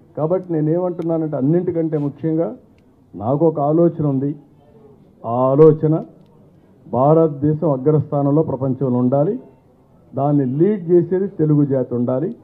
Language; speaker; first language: Telugu; native; Telugu